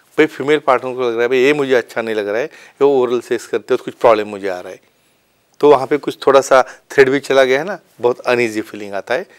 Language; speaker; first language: Hindi; non-native, local second language; Marathi